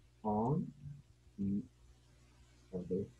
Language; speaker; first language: English; non-native, fluent; Spanish